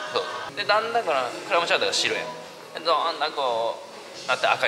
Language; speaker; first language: Japanese; native; Japanese